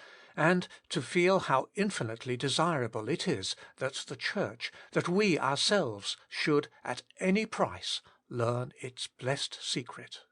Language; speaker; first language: English; native; English